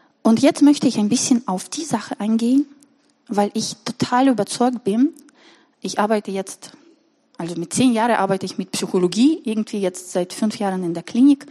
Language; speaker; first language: German; non-native, fluent; Russian